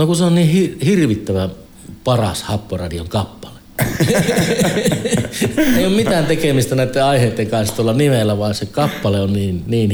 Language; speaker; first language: Finnish; native; Finnish